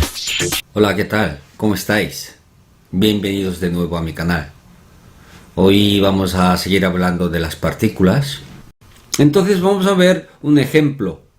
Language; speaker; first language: Spanish; non-native, fluent; Korean